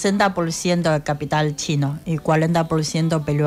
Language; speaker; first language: Spanish; non-native, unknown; Chinese